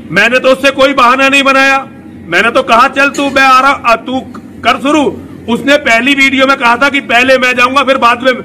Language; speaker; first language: Hindi; native; Hindi